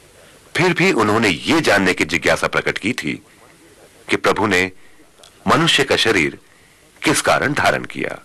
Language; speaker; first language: Hindi; native; Hindi